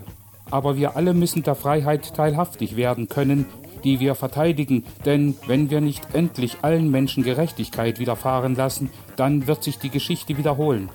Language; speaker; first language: German; native; German